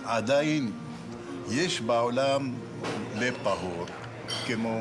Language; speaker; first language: Hebrew; non-native, fluent; Arabic